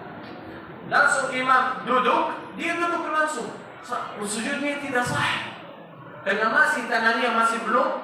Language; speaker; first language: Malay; non-native, fluent; Arabic